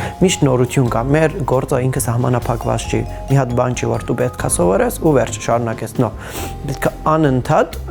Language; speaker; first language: Armenian; native; Armenian